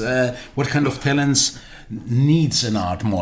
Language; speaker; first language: English; non-native, learner; German